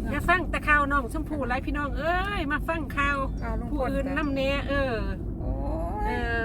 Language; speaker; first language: Thai; non-native, local second language; Northeastern Thai